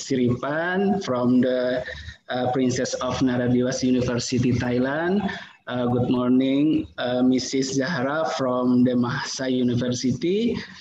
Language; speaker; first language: English; non-native, fluent; Indonesian